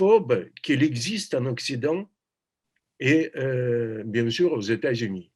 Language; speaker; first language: French; non-native, fluent; Russian